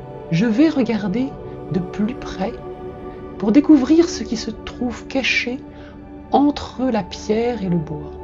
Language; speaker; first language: French; native; French